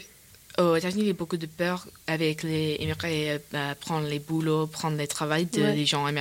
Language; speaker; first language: French; non-native, learner; English